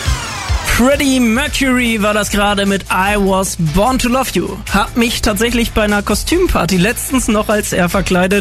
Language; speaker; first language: German; native; German